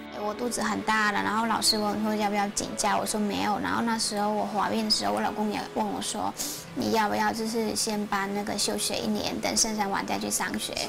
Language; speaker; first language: Chinese; non-native, fluent; Vietnamese